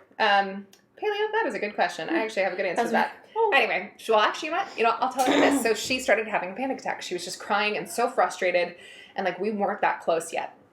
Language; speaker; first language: English; native; English